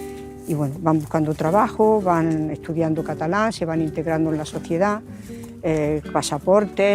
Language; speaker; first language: Spanish; non-native, local second language; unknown